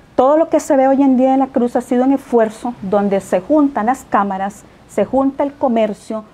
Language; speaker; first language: Spanish; native; Spanish